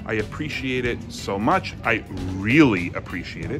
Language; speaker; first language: English; native; English